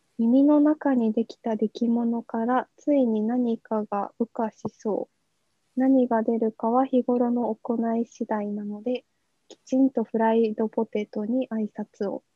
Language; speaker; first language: Japanese; native; Japanese